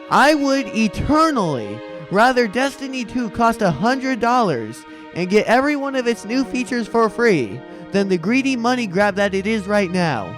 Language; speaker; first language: English; native; English